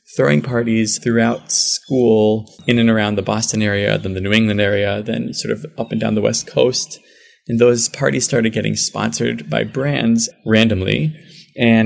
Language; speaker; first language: English; native; English